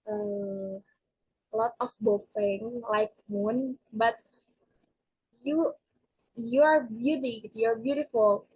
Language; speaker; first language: English; non-native, learner; Indonesian